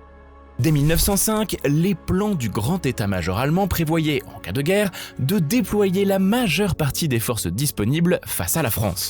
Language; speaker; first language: French; native; French